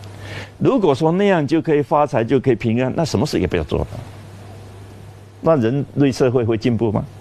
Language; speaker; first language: Chinese; native; Chinese